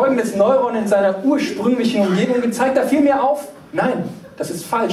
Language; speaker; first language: German; native; German